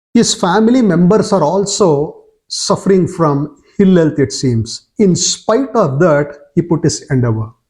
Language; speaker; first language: English; non-native, local second language; Kannada